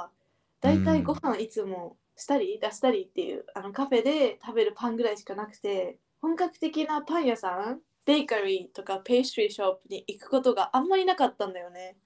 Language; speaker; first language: Japanese; native; Japanese